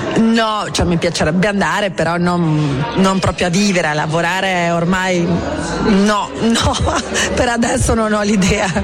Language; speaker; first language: Italian; early bilingual, heritage; Spanish